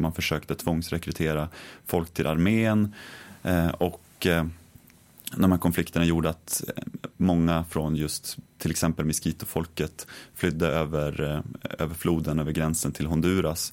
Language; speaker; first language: Swedish; native; Swedish